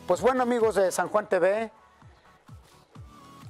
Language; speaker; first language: Spanish; native; Spanish